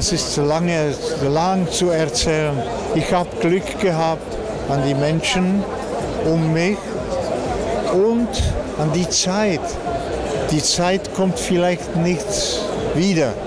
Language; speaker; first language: German; non-native, fluent; Czech